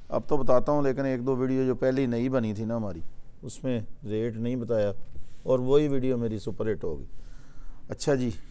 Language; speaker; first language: Urdu; non-native, local second language; Punjabi